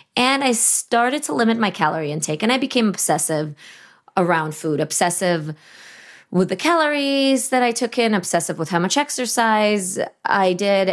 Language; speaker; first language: English; early bilingual, other home language; Russian